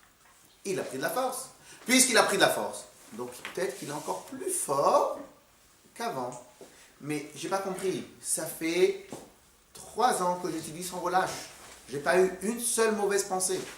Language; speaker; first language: French; native; French